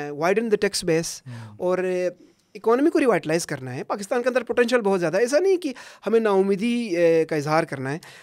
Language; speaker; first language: Urdu; non-native, local second language; Punjabi